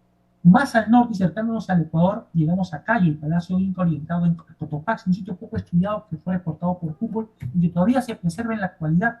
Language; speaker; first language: Spanish; native; Spanish